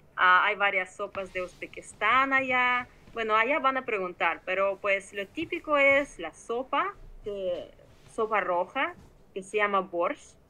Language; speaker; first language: Spanish; non-native, fluent; Ukrainian